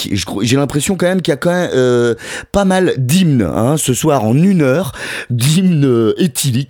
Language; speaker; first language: French; native; French